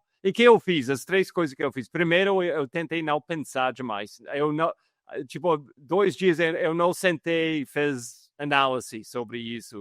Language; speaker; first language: Portuguese; non-native, fluent; English